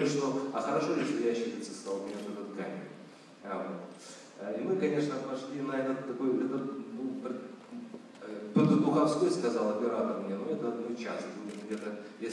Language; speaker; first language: Russian; native; Russian